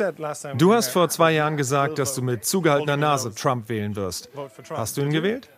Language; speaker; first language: German; native; German